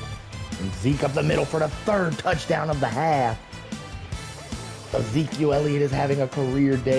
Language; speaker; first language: English; native; English